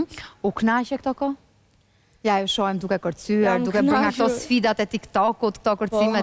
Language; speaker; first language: Albanian; native; Albanian